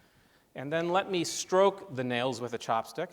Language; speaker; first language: English; native; English